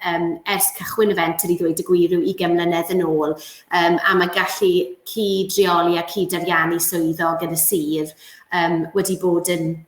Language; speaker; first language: Welsh; native; Welsh